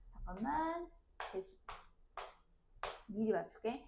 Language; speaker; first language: Korean; native; Korean